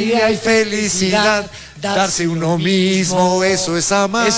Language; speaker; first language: Spanish; native; Spanish